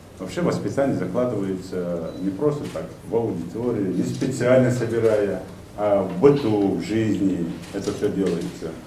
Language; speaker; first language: Russian; non-native, local second language; Ingush